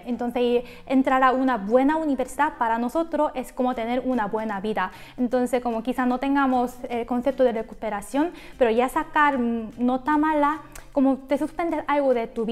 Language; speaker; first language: Spanish; non-native, fluent; Korean